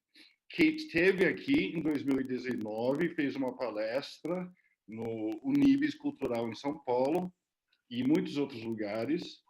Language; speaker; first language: Portuguese; non-native, fluent; English